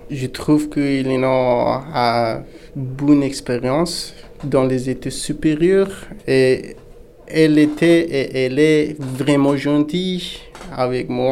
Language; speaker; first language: French; non-native, learner; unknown